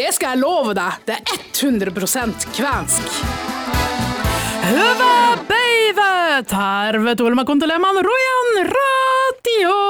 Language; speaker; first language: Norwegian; native; Norwegian